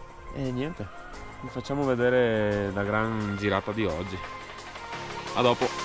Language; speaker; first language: Italian; native; Italian